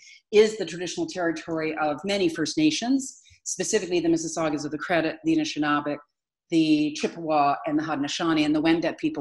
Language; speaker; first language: English; native; English